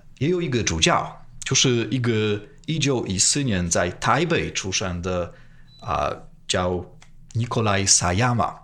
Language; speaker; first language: Chinese; non-native, fluent; Polish